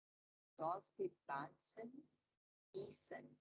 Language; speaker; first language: German; non-native, learner; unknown